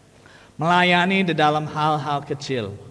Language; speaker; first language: Indonesian; non-native, fluent; English